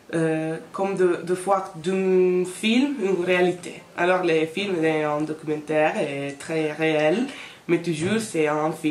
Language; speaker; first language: French; non-native, fluent; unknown